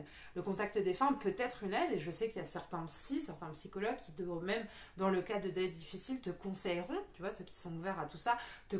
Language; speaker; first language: French; native; French